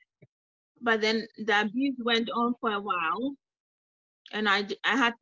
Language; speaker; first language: English; non-native, local second language; Akan